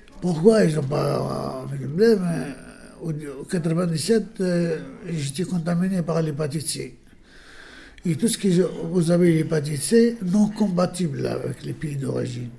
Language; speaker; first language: French; non-native, learner; Arabic